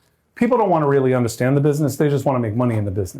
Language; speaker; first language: English; native; English